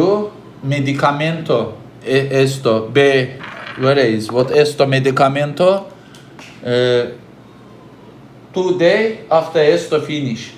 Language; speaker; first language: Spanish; non-native, learner; Azerbaijani